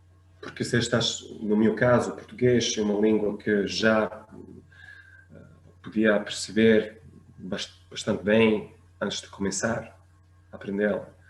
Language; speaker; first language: Portuguese; non-native, fluent; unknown